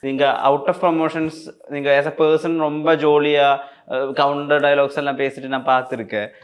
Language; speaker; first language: Tamil; non-native, fluent; Malayalam